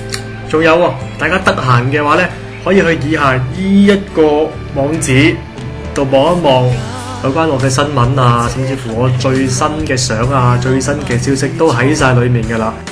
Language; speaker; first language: Cantonese; native; Cantonese